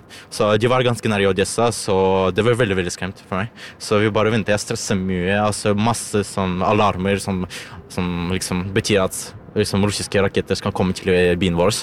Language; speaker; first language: Norwegian; early bilingual, other home language; Ukrainian